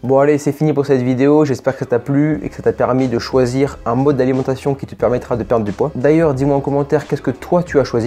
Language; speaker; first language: French; native; French